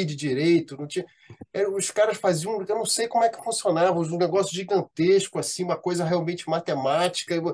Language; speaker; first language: Portuguese; native; Portuguese